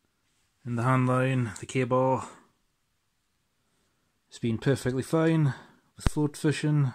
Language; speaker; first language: English; native; English